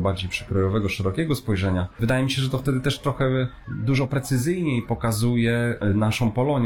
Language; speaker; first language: Polish; native; Polish